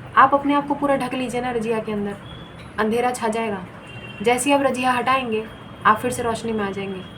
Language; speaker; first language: Hindi; non-native, local second language; Bangla